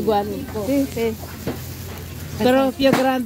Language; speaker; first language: Italian; non-native, learner; Filipino